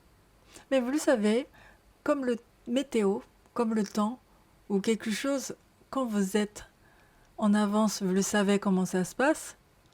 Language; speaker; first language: French; non-native, learner; Japanese